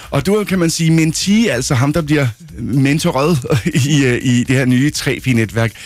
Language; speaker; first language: Danish; native; Danish